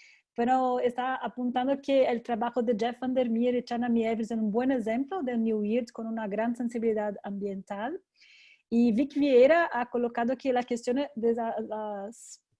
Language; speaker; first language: Spanish; non-native, fluent; Portuguese